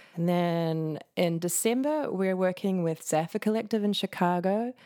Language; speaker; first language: English; native; English